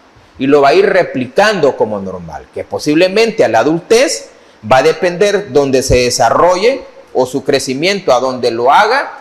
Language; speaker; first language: Spanish; native; Spanish